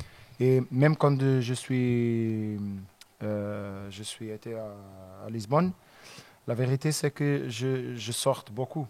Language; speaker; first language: French; non-native, learner; Portuguese